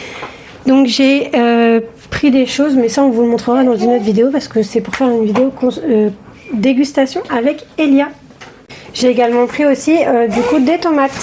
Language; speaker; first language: French; native; French